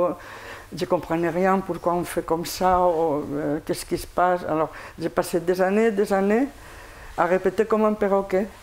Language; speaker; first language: French; non-native, fluent; Spanish